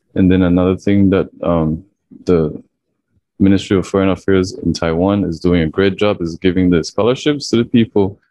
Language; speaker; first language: English; early bilingual, other home language; Chinese